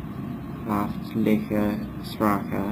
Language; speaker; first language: German; non-native, learner; English